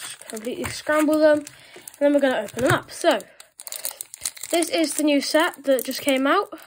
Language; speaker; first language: English; native; English